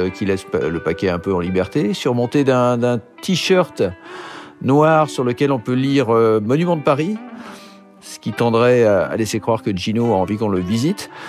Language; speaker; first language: French; native; French